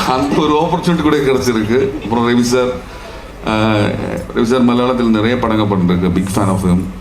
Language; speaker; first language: Tamil; non-native, learner; Malayalam